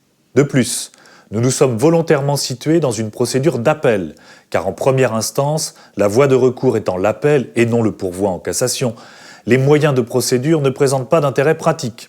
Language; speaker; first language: French; native; French